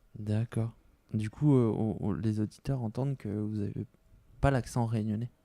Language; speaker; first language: French; native; French